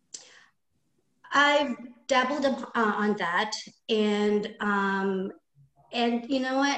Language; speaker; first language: English; non-native, local second language; Filipino